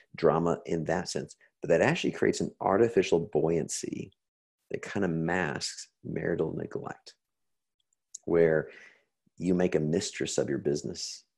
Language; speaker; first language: English; native; English